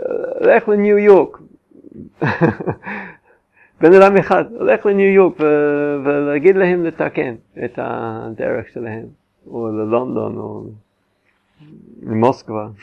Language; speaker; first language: Hebrew; non-native, fluent; English